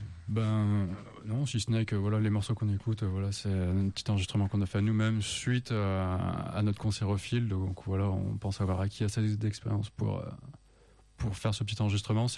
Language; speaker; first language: French; native; French